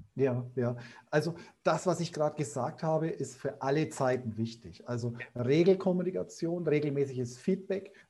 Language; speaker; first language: German; native; German